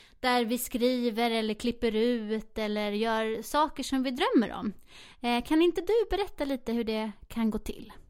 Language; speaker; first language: Swedish; native; Swedish